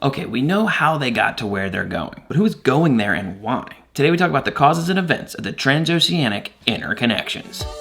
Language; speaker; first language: English; native; English